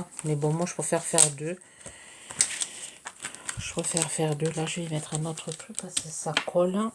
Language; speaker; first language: French; native; French